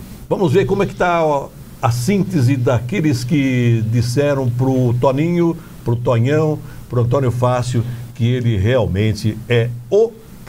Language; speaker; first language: Portuguese; native; Portuguese